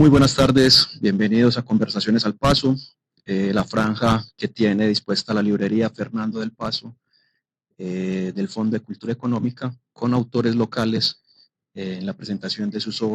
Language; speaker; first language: Spanish; native; Spanish